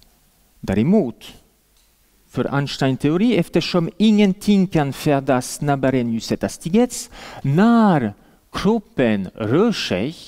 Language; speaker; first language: Swedish; non-native, fluent; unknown